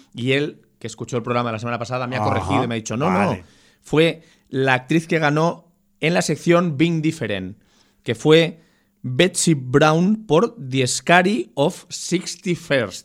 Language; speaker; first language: Spanish; native; Spanish